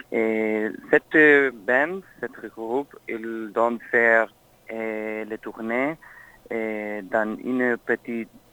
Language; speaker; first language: French; non-native, learner; Spanish